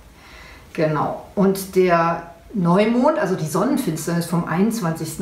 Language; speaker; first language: German; native; German